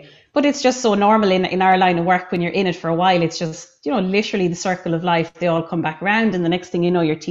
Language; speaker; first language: English; native; English